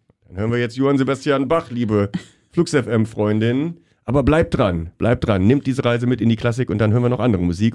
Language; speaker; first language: German; native; German